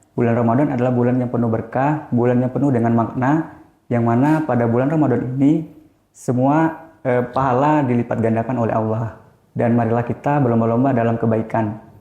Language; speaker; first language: Indonesian; native; Indonesian